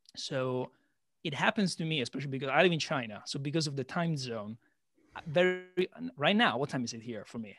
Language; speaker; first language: English; non-native, fluent; Italian